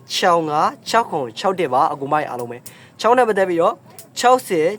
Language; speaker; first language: Burmese; native; Burmese